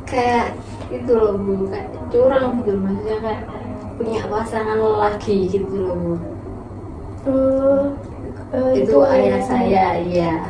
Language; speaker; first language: Indonesian; native; Indonesian